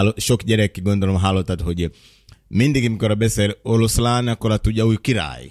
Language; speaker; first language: Hungarian; non-native, learner; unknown